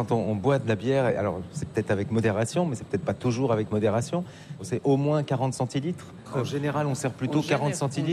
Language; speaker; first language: French; native; French